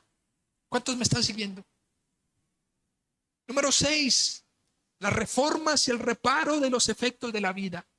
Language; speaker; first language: Spanish; native; Spanish